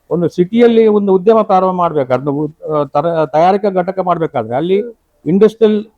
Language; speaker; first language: Kannada; non-native, local second language; Konkani